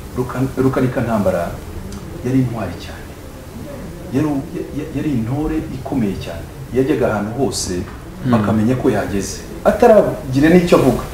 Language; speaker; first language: Kinyarwanda; early bilingual, heritage; Kinyarwanda